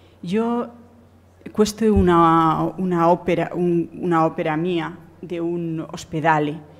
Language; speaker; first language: Italian; non-native, learner; Spanish